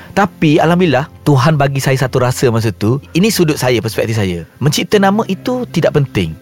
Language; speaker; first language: Malay; native; Malay